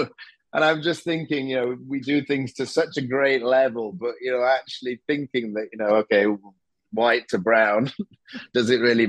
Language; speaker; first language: English; native; English